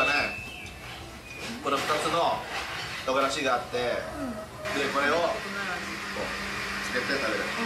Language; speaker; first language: Japanese; non-native, fluent; Indonesian